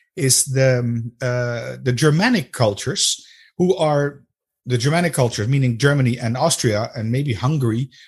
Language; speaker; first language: English; non-native, fluent; Dutch